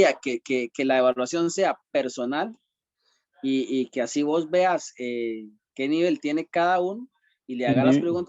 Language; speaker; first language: Spanish; native; Spanish